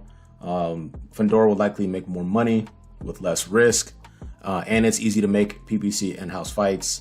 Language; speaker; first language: English; native; English